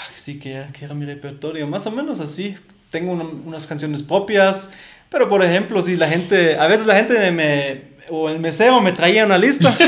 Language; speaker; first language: Spanish; non-native, fluent; German